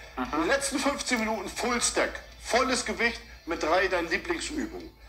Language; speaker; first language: German; early bilingual, other home language; Turkish